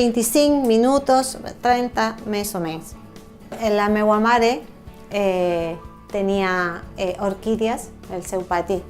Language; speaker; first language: Catalan; non-native, fluent; Spanish